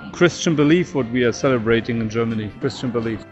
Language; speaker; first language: English; non-native, fluent; German